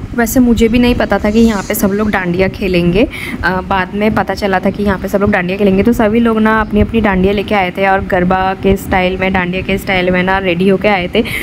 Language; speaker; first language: Hindi; non-native, local second language; Bangla